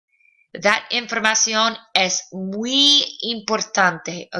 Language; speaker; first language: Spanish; non-native, fluent; English